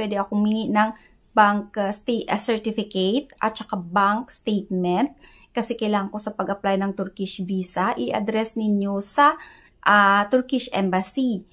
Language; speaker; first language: Filipino; non-native, local second language; Hiligaynon